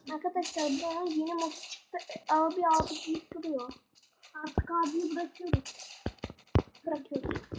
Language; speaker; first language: Turkish; early bilingual, heritage; Turkish